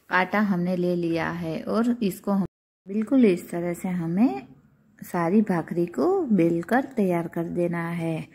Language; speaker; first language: Hindi; non-native, local second language; Gujarati